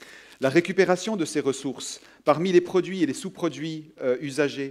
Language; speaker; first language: French; native; French